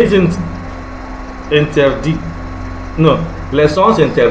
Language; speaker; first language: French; non-native, learner; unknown